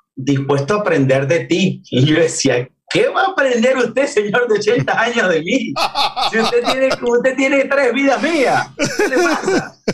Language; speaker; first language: Spanish; native; Spanish